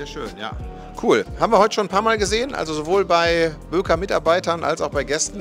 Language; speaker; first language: German; native; German